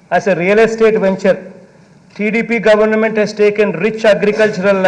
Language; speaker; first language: English; non-native, local second language; Telugu